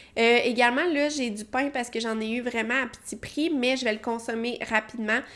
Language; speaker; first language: French; native; French